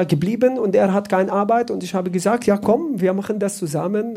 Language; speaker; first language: German; non-native, learner; Arabic